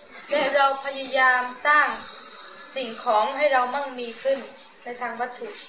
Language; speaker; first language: Thai; native; Thai